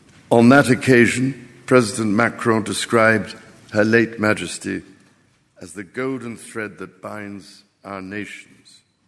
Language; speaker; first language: English; native; English